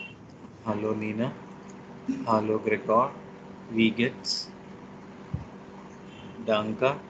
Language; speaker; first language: German; non-native, learner; Hindi